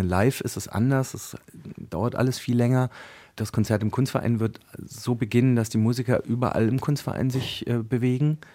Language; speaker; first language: German; native; German